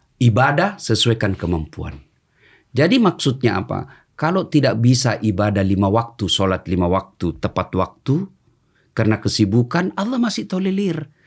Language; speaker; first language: Indonesian; non-native, local second language; Buginese